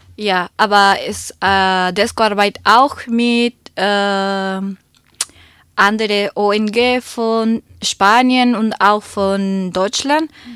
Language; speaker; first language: German; non-native, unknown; Spanish